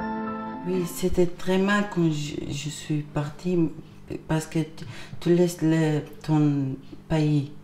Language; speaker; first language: French; non-native, learner; Arabic